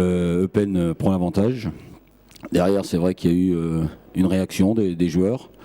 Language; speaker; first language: French; native; French